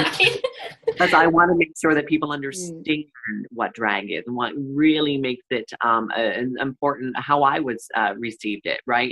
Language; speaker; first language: English; native; English